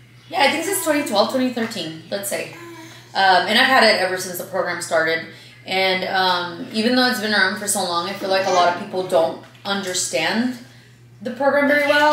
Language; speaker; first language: English; early bilingual, other home language; Spanish